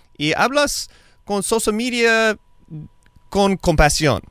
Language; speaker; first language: Spanish; non-native, learner; English